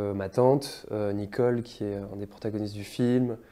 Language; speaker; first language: French; native; French